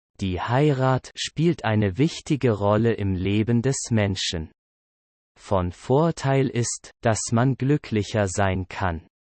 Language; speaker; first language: German; non-native, learner; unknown